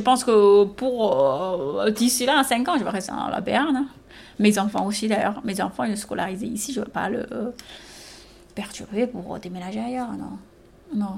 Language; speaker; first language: French; non-native, fluent; Chinese